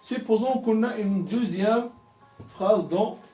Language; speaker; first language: French; non-native, local second language; Arabic